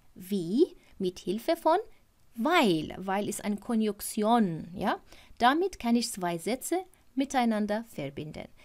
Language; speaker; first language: German; non-native, fluent; Persian